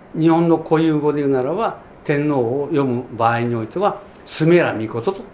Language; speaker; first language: Japanese; native; Japanese